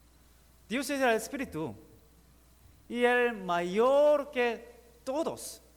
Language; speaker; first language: Spanish; non-native, learner; Korean